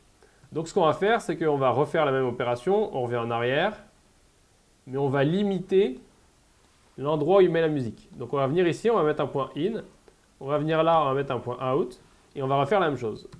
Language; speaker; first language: French; native; French